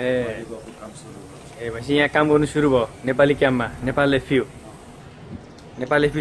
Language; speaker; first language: Nepali; native; Nepali